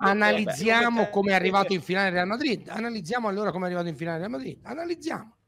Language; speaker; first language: Italian; native; Italian